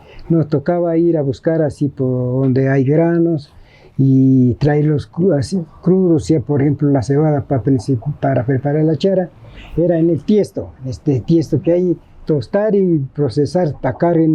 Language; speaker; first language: Spanish; native; Spanish